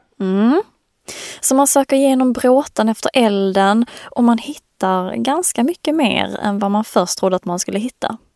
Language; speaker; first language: Swedish; native; Swedish